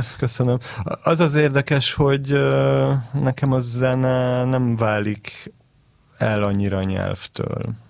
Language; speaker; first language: Hungarian; early bilingual, heritage; Hungarian